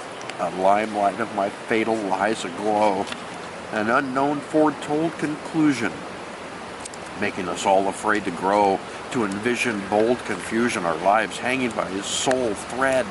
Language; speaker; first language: English; native; English